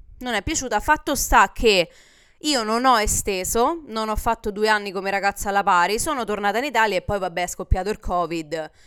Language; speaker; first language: Italian; native; Italian